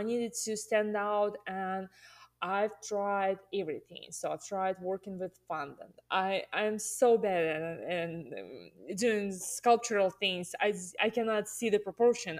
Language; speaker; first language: English; non-native, fluent; Russian